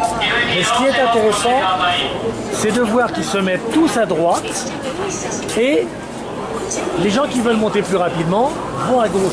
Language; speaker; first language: French; native; French